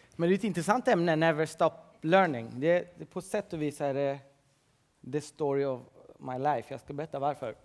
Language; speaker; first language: Swedish; early bilingual, other home language; Persian